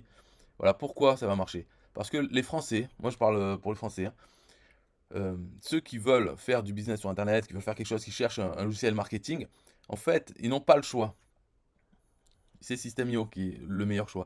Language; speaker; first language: French; native; French